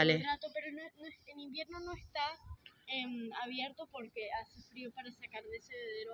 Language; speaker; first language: Spanish; early bilingual, heritage; Spanish